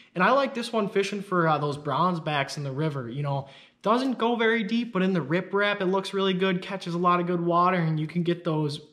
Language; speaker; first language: English; native; English